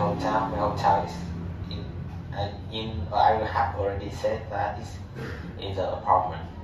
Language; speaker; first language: English; non-native, learner; Vietnamese